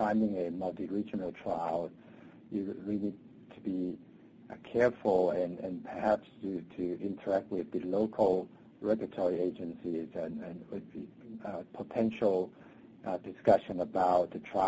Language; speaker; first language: English; non-native, local second language; Cantonese